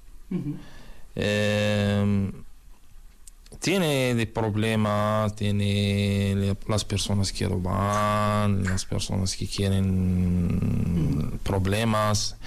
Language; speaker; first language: Spanish; non-native, learner; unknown